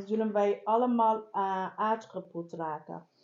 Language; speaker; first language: Dutch; non-native, learner; Persian